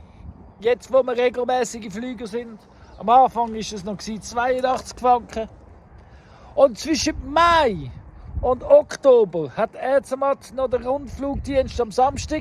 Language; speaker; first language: German; non-native, fluent; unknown